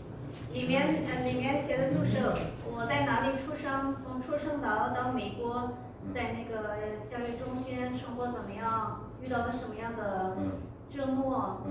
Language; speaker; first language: Chinese; non-native, local second language; Uyghur